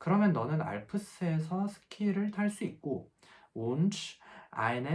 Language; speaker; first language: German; non-native, fluent; Korean